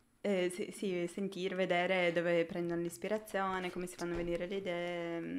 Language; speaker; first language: Italian; native; Italian